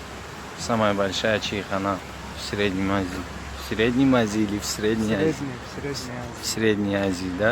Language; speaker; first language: Russian; non-native, local second language; Tajik